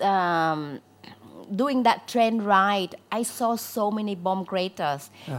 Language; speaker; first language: English; non-native, fluent; Vietnamese